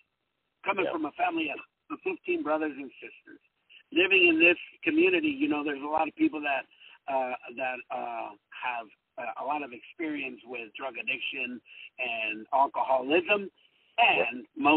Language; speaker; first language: English; early bilingual, other home language; Spanish